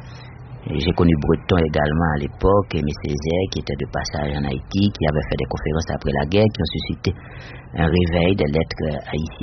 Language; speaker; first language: French; non-native, local second language; Haitian Creole